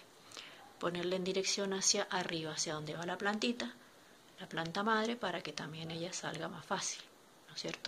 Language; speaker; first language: Spanish; native; Spanish